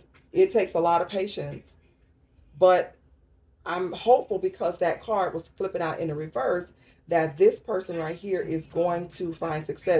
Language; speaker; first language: English; native; English